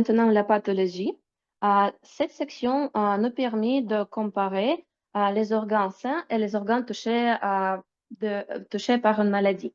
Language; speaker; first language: French; non-native, fluent; Russian